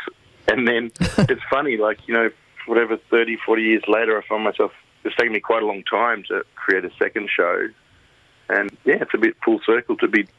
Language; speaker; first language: English; native; English